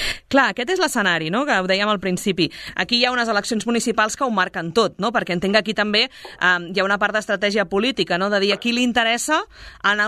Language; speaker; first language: Catalan; native; Catalan